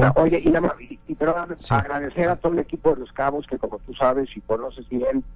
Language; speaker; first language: Spanish; native; Spanish